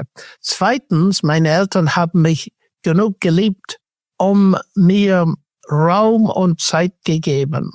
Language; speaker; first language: German; non-native, fluent; English